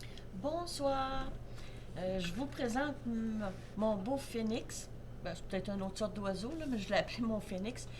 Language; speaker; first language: French; native; French